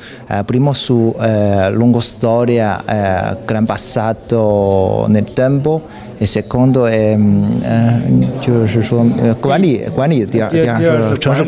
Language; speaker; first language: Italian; non-native, learner; Chinese